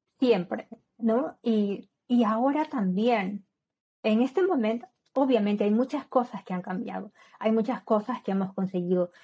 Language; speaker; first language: Spanish; native; Spanish